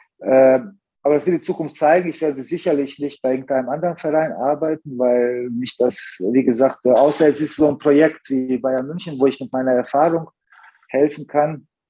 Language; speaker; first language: German; early bilingual, other home language; Serbian